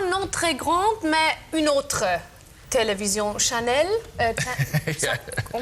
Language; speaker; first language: French; non-native, learner; German